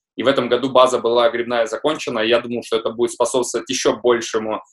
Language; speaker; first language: Russian; native; Russian